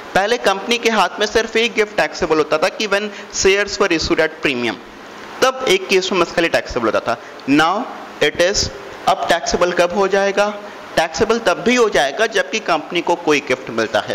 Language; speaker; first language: Hindi; native; Hindi